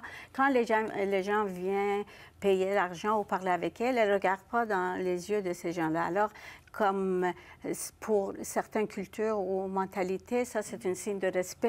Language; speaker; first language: French; non-native, fluent; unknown